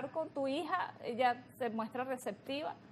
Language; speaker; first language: Spanish; native; Spanish